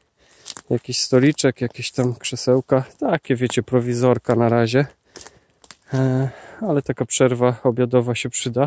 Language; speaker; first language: Polish; native; Polish